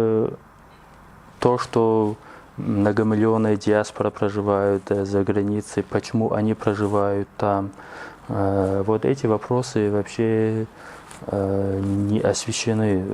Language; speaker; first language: Russian; non-native, local second language; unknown